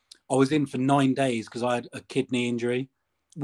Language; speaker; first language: English; native; English